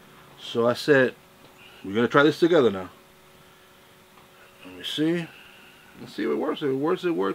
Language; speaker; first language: English; native; English